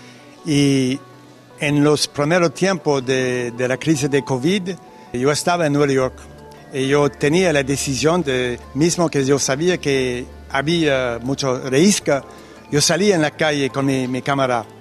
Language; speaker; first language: Spanish; non-native, fluent; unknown